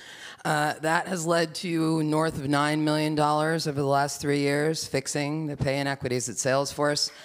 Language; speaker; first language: English; native; English